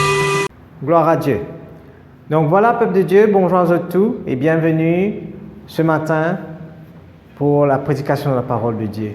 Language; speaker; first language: French; non-native, learner; Morisyen